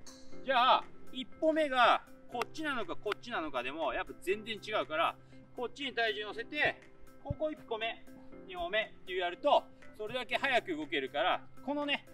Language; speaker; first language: Japanese; native; Japanese